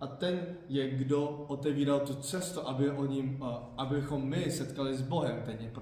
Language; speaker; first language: Czech; non-native, fluent; Korean